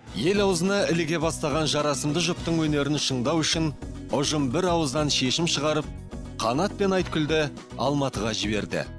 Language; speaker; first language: Kazakh; native; Kazakh